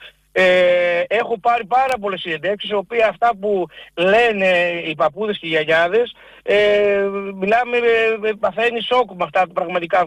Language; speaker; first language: Greek; native; Greek